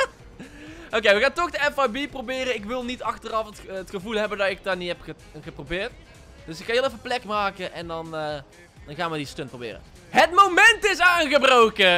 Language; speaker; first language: Dutch; native; Dutch